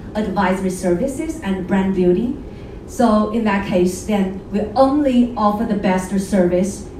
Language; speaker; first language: English; non-native, fluent; Chinese